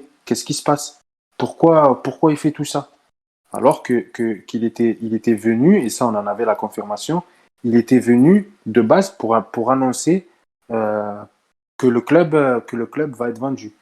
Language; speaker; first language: French; native; French